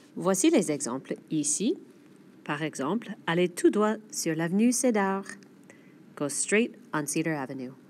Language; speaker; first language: French; non-native, fluent; English